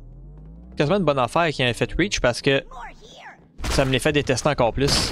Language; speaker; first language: French; native; French